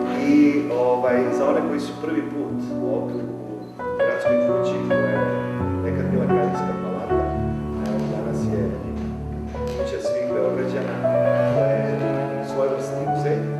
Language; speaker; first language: Bosnian; native; Bosnian